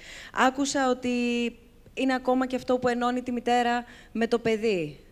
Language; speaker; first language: Greek; native; Greek